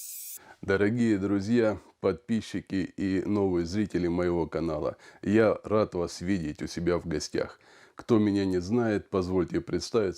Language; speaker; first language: Russian; native; Russian